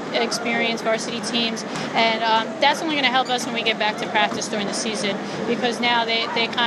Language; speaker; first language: English; native; English